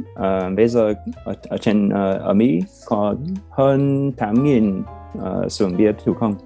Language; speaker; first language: Vietnamese; non-native, fluent; English